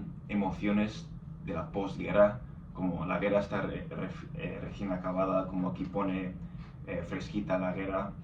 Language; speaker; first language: Spanish; non-native, fluent; English